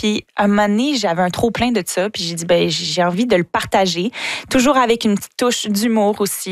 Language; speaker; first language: French; native; French